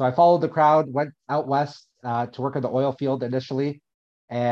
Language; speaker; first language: English; native; English